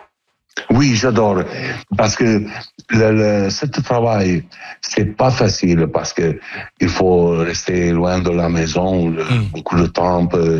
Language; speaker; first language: French; non-native, learner; Italian